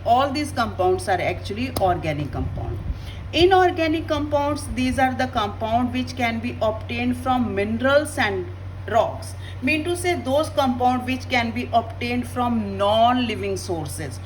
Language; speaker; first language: English; non-native, local second language; Punjabi